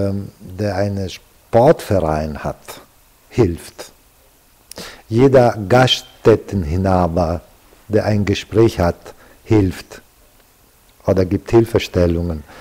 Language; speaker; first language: German; non-native, fluent; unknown